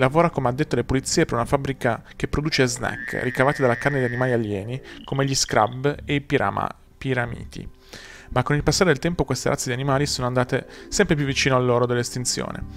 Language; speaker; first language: Italian; native; Italian